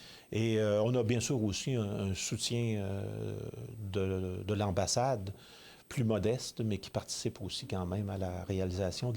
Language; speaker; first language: French; native; French